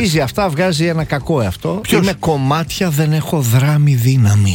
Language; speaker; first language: Greek; native; Greek